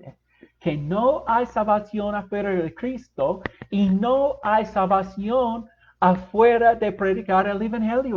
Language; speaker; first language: Spanish; non-native, fluent; English